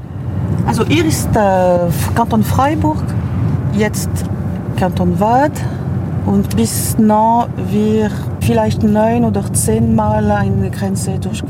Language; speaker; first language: German; non-native, local second language; French